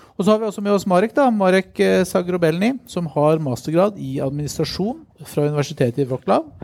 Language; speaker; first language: Norwegian; native; Norwegian